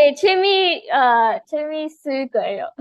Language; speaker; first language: Korean; non-native, learner; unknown